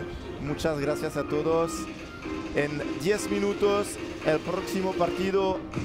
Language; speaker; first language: Spanish; non-native, learner; French